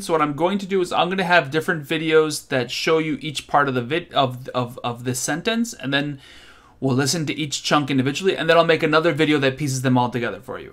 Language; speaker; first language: English; native; English